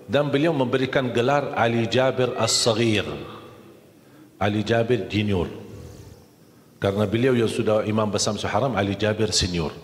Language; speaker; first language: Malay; non-native, fluent; Arabic